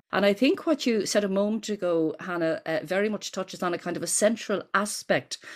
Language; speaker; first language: English; native; English